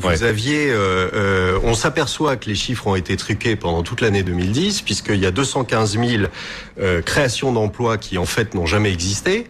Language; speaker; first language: French; native; French